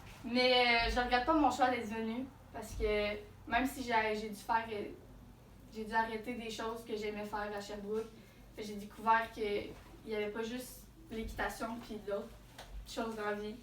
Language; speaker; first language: French; native; French